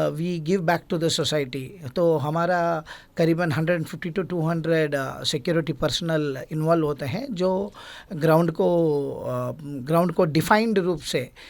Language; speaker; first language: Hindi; non-native, local second language; Gujarati